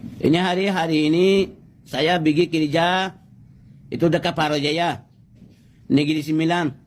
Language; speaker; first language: Malay; non-native, learner; Bangla